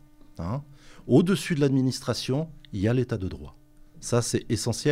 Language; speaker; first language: French; native; French